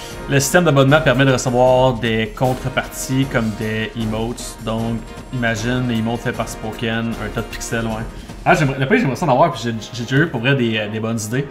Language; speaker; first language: French; native; French